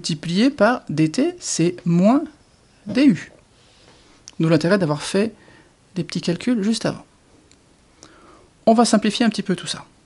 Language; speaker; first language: French; native; French